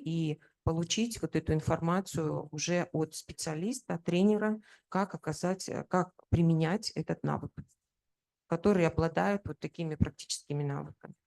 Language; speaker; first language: Russian; native; Russian